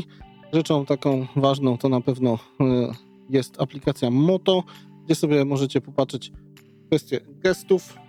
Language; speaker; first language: Polish; native; Polish